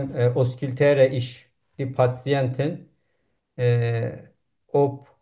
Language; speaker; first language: German; non-native, learner; Turkish